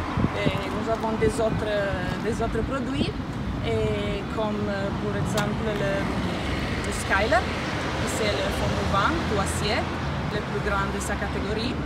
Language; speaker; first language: French; non-native, fluent; Italian